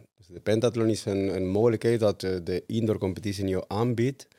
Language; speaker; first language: Dutch; non-native, fluent; Spanish